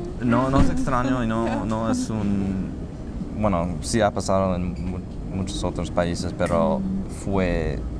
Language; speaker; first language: Spanish; non-native, fluent; English